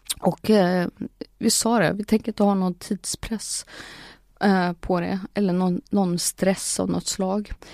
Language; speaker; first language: Swedish; native; Swedish